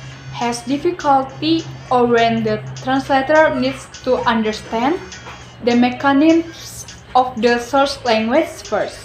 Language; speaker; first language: English; non-native, learner; Indonesian